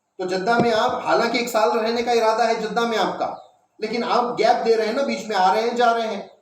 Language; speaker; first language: Urdu; native; Urdu